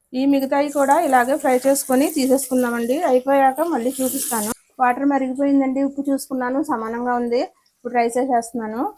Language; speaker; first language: Telugu; native; Telugu